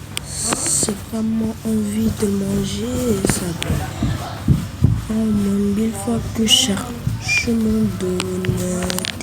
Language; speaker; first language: French; native; French